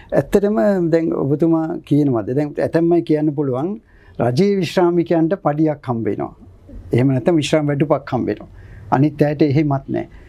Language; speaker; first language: Sinhala; native; Sinhala